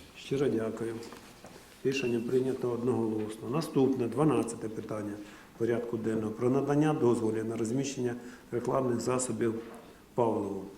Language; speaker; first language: Ukrainian; non-native, local second language; Russian